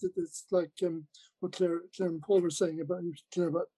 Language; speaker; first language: English; native; English